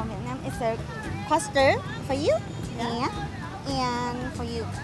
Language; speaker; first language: English; non-native, learner; Vietnamese